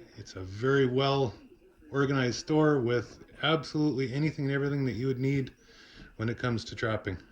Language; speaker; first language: English; native; English